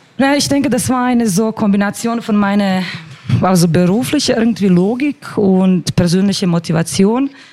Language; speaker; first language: German; non-native, fluent; Croatian